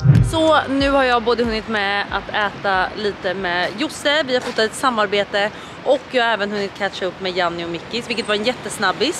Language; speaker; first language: Swedish; native; Swedish